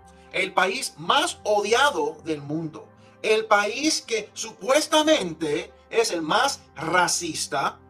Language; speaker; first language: Spanish; early bilingual, heritage; Spanish